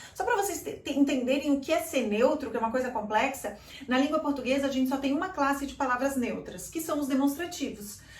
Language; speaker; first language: Portuguese; native; Portuguese